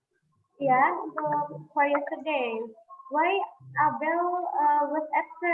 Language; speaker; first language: English; non-native, fluent; Indonesian